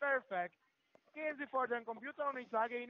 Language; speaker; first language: German; non-native, fluent; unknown